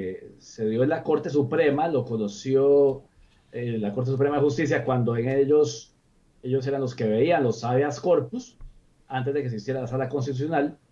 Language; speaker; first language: Spanish; native; Spanish